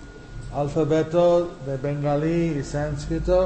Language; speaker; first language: Spanish; non-native, fluent; English